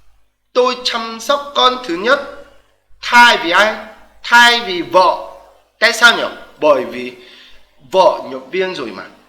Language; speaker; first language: Vietnamese; non-native, fluent; Korean